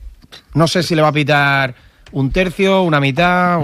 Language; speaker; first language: Spanish; native; Spanish